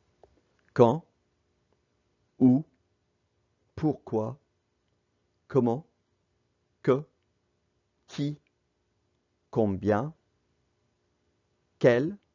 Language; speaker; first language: French; non-native, fluent; English